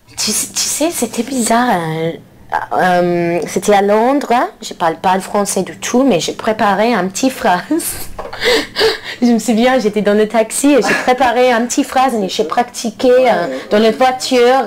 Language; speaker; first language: French; non-native, learner; English